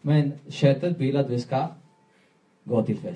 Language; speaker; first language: Swedish; non-native, learner; Spanish